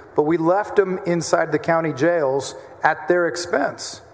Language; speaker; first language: English; native; English